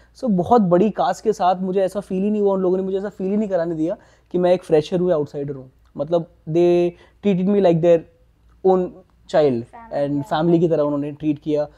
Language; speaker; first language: Hindi; native; Hindi